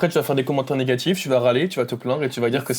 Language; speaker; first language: French; native; French